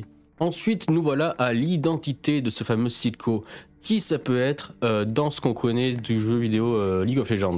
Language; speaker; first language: French; native; French